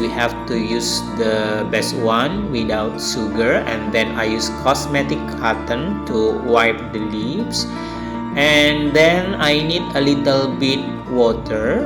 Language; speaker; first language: English; non-native, learner; Indonesian